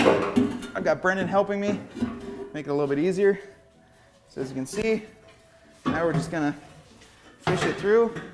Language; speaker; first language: English; native; English